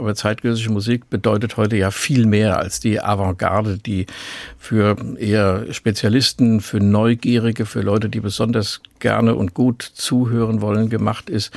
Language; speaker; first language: German; native; German